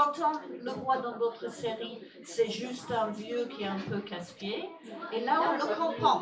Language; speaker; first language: French; non-native, fluent; English